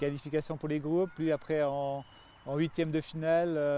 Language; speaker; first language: French; native; French